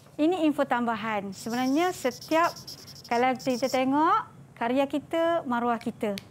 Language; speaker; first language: Malay; native; Malay